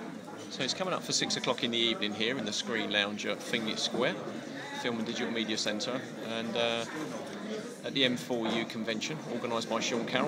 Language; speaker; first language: English; native; English